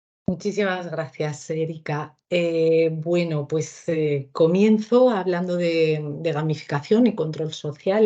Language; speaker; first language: Spanish; native; Spanish